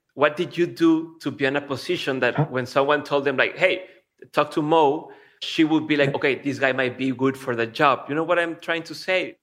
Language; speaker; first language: English; non-native, fluent; Spanish